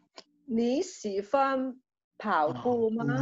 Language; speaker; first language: Chinese; non-native, learner; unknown